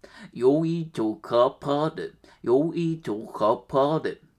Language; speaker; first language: Chinese; non-native, learner; Japanese